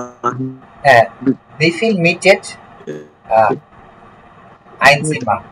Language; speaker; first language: German; non-native, learner; Bangla